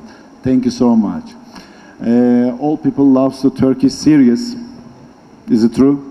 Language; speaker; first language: English; non-native, learner; Turkish